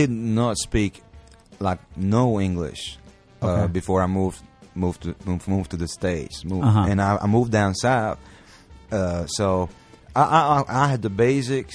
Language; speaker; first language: English; non-native, fluent; Hungarian